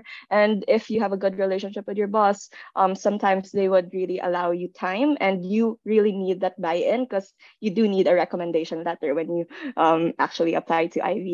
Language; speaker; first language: English; non-native, local second language; Filipino